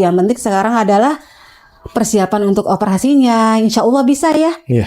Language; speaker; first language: Indonesian; native; Indonesian